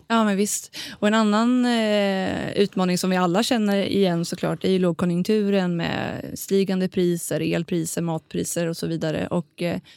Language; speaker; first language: Swedish; native; Swedish